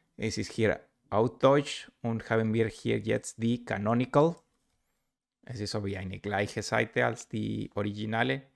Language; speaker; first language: German; non-native, learner; Spanish